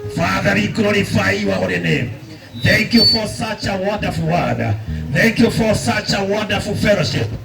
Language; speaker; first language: English; non-native, local second language; Swahili